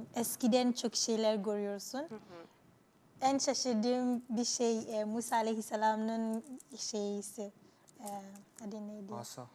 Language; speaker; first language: Turkish; non-native, learner; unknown